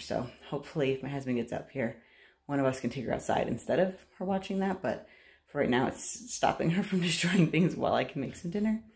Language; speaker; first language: English; native; English